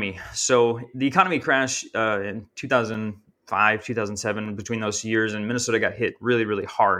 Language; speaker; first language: English; native; English